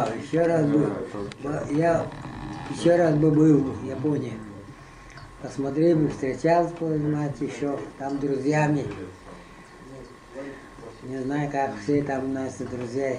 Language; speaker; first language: Russian; non-native, local second language; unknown